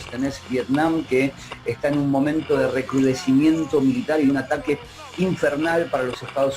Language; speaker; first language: Spanish; native; Spanish